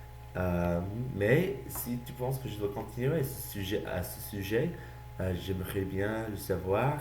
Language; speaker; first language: French; non-native, learner; English